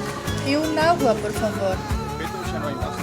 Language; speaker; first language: Spanish; non-native, learner; Greek